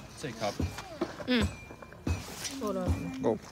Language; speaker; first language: English; non-native, learner; Russian